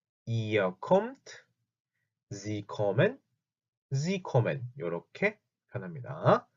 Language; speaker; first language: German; non-native, fluent; Korean